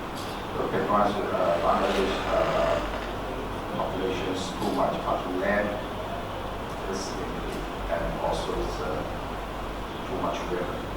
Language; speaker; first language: English; non-native, learner; Chinese